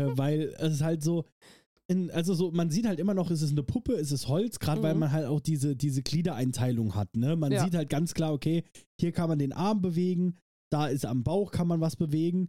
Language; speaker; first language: German; native; German